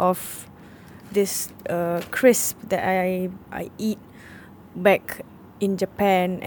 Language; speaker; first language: English; non-native, local second language; Malay